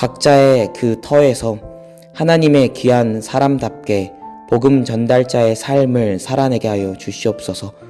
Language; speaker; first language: Korean; native; Korean